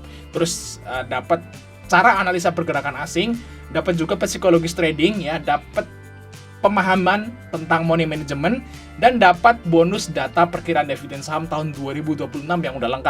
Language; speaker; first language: Indonesian; native; Indonesian